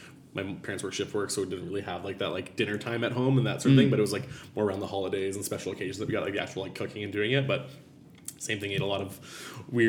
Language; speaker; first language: English; native; English